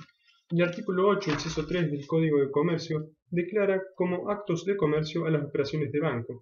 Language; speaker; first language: Spanish; native; Spanish